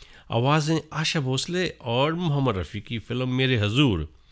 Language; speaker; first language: English; non-native, local second language; Hindi